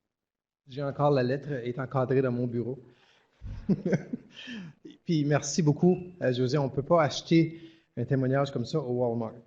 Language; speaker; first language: French; native; French